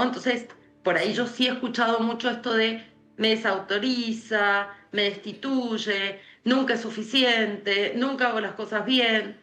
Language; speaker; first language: Spanish; native; Spanish